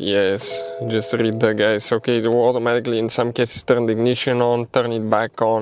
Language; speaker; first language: English; non-native, fluent; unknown